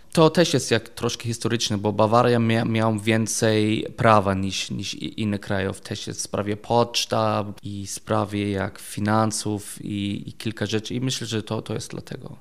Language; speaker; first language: Polish; non-native, learner; German